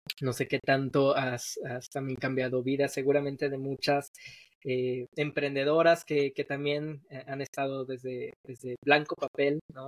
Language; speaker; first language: Spanish; native; Spanish